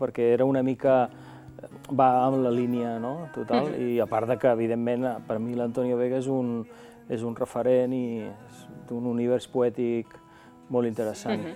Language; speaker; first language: Catalan; non-native, local second language; Spanish